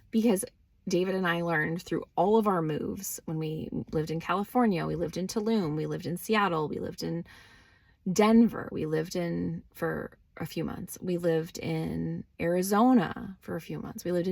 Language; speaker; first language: English; native; English